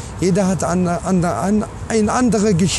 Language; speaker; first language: German; non-native, learner; Arabic